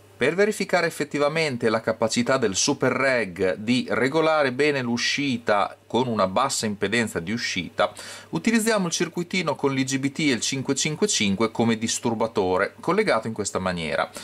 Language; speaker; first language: Italian; native; Italian